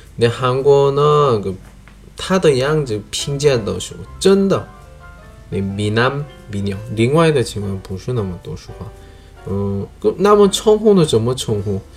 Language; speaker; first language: Chinese; non-native, learner; Korean